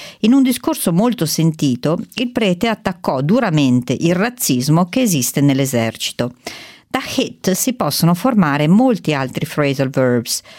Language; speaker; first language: Italian; native; Italian